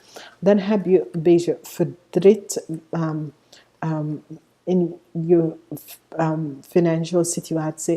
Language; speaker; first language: Dutch; non-native, fluent; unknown